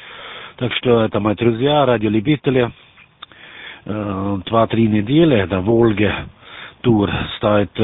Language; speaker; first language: Russian; non-native, learner; German